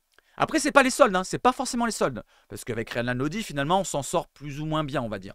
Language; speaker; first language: French; native; French